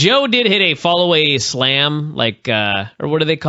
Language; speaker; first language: English; native; English